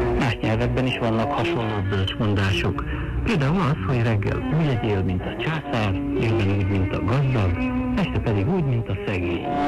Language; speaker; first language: Hungarian; non-native, fluent; Chinese